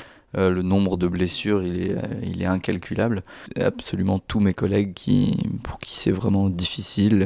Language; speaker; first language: French; native; French